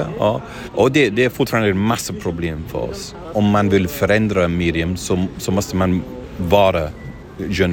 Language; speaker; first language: Swedish; non-native, fluent; English